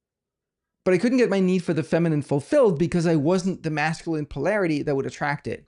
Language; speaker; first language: English; non-native, fluent; Danish